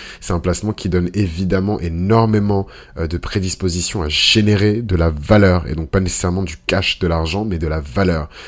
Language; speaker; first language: French; early bilingual, other home language; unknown